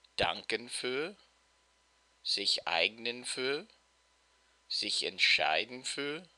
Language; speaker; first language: German; non-native, fluent; English